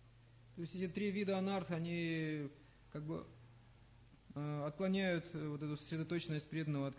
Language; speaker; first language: Russian; native; Russian